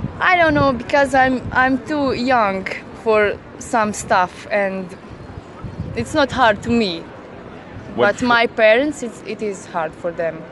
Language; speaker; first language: English; non-native, learner; Bosnian